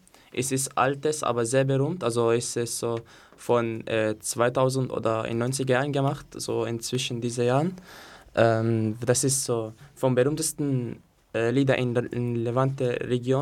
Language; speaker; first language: German; non-native, learner; Arabic